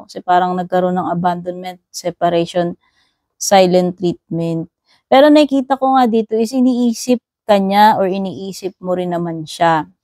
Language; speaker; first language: Filipino; native; Filipino